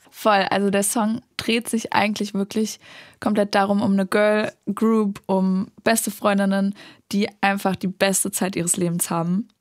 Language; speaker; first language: German; native; German